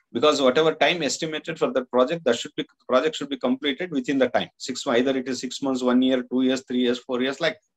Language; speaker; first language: English; non-native, local second language; Kannada